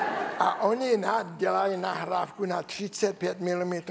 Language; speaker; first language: Czech; non-native, learner; English